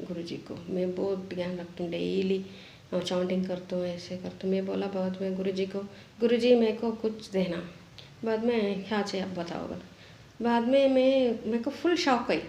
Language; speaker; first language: Hindi; non-native, local second language; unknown